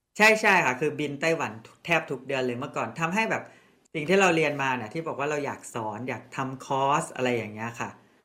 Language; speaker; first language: Thai; non-native, local second language; Northeastern Thai